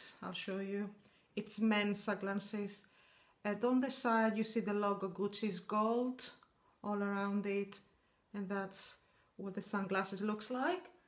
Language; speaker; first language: English; non-native, fluent; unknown